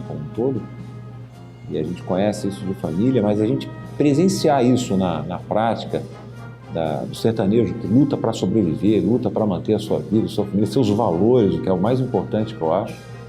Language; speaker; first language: Portuguese; native; Portuguese